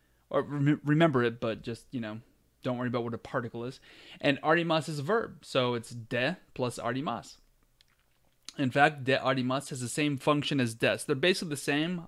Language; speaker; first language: English; native; English